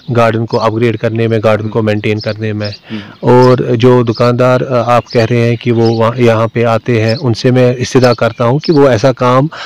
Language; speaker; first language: Hindi; non-native, local second language; Kashmiri